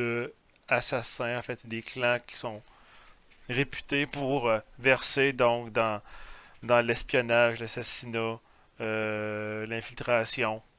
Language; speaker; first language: French; native; French